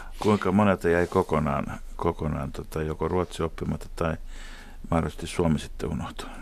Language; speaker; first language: Finnish; native; Finnish